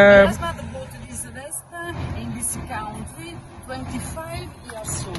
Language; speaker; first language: English; non-native, learner; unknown